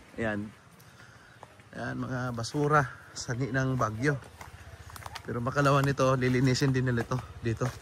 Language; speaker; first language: Filipino; native; Filipino